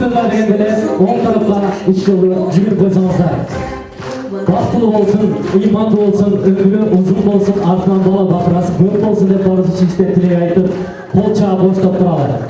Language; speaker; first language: Kyrgyz; native; Kyrgyz